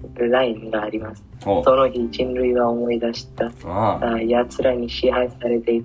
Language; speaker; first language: Japanese; non-native, learner; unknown